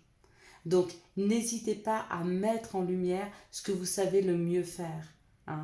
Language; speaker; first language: French; native; French